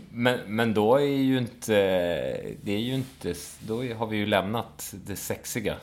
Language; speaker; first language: Swedish; native; Swedish